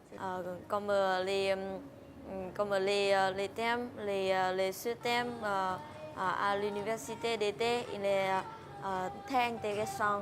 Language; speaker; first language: French; non-native, learner; Vietnamese